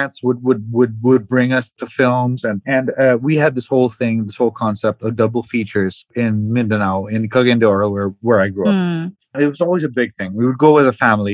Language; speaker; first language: English; non-native, local second language; Cebuano